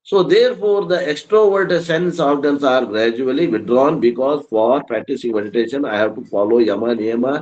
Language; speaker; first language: English; non-native, local second language; Kannada